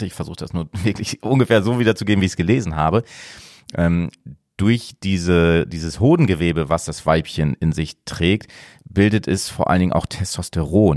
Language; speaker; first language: German; native; German